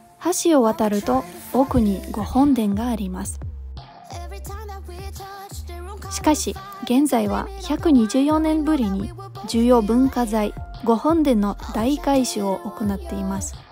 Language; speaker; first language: Japanese; non-native, fluent; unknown